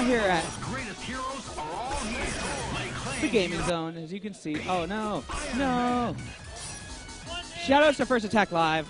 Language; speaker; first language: English; native; English